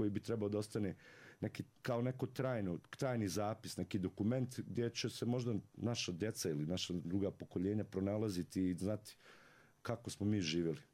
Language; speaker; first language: Serbian; native; Serbian